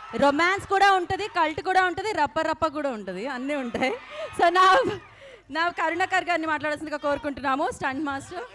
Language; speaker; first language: Telugu; native; Telugu